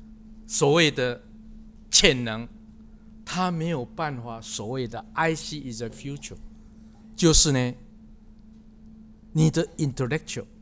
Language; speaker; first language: Chinese; non-native, local second language; Min Nan Chinese